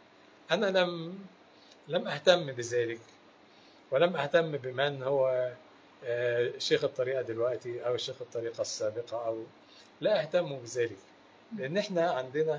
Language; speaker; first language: Arabic; native; Arabic